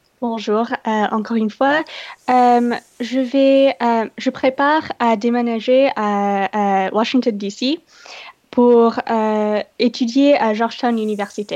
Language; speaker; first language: French; non-native, learner; English